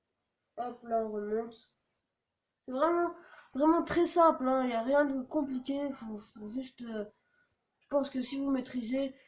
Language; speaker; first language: French; native; French